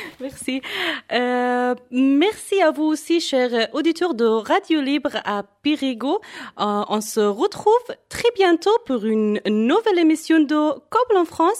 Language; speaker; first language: French; non-native, fluent; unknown